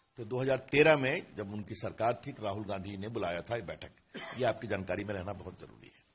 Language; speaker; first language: Hindi; native; Hindi